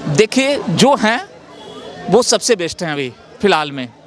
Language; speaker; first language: Hindi; native; Hindi